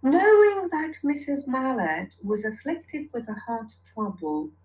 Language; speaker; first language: English; non-native, fluent; Persian